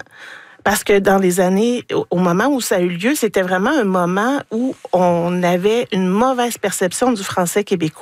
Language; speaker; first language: French; native; French